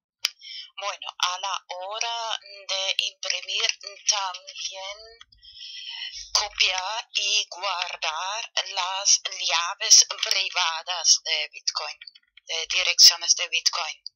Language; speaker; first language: Spanish; non-native, fluent; German